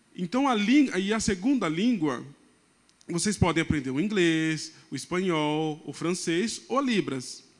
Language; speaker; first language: Portuguese; non-native, local second language; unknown